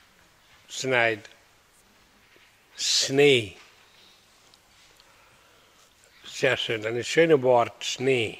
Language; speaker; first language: German; non-native, learner; Hindi